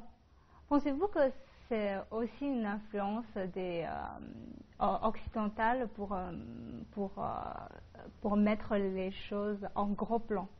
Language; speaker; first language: French; non-native, fluent; Chinese